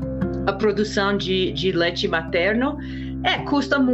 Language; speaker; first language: Portuguese; non-native, fluent; English